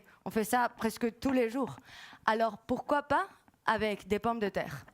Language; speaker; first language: French; non-native, fluent; Spanish